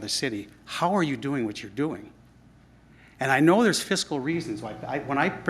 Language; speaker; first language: English; native; English